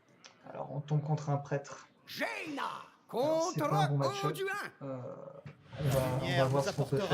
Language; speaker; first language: French; native; French